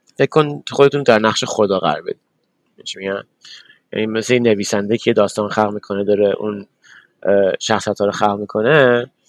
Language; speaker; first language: Persian; early bilingual, other home language; English